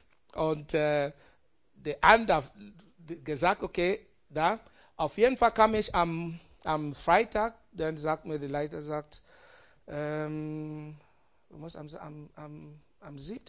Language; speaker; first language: German; non-native, learner; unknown